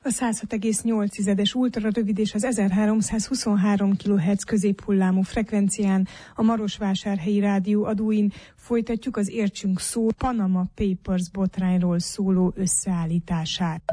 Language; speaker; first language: Hungarian; native; Hungarian